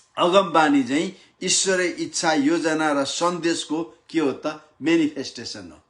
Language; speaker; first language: Nepali; non-native, local second language; Limbu